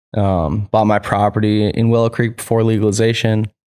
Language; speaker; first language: English; native; English